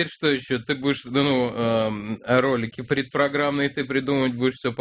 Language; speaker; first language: Russian; native; Russian